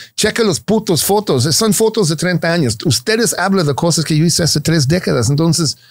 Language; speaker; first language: Spanish; non-native, fluent; English